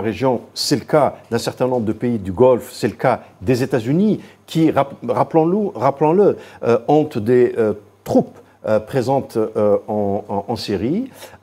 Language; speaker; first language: French; non-native, local second language; Arabic